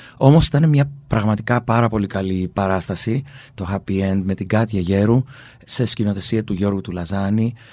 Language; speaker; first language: Greek; early bilingual, other home language; English